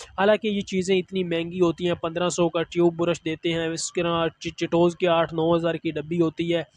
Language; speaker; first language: Urdu; non-native, local second language; Punjabi